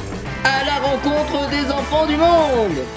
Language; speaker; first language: French; non-native, fluent; Spanish